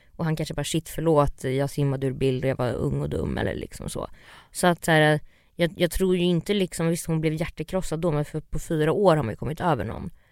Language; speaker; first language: Swedish; native; Swedish